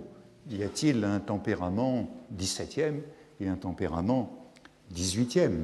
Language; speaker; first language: French; native; French